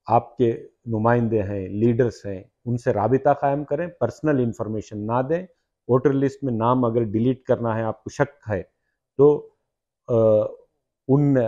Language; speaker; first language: Hindi; non-native, local second language; Urdu